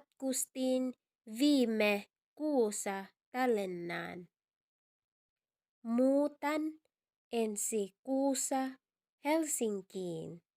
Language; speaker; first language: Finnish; non-native, learner; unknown